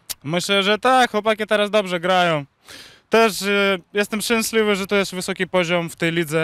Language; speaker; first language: Polish; non-native, fluent; Ukrainian